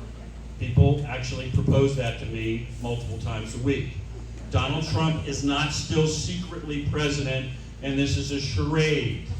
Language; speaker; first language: English; native; English